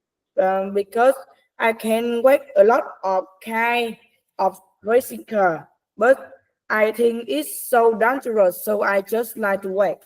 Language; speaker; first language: English; non-native, learner; Vietnamese